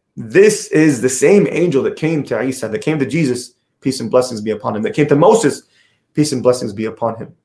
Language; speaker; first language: English; native; English